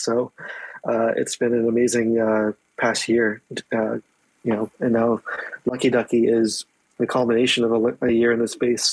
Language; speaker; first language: English; native; English